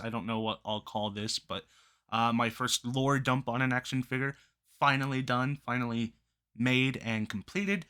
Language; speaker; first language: English; native; English